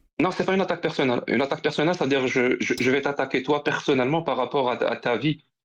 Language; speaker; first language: French; native; French